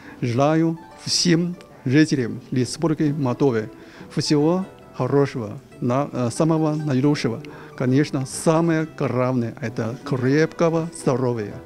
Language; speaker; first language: Russian; non-native, learner; Chinese